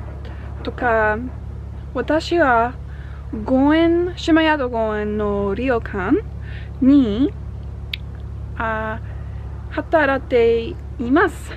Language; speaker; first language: Japanese; non-native, learner; English